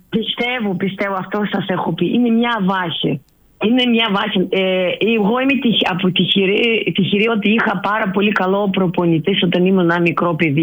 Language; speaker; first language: Greek; non-native, learner; Russian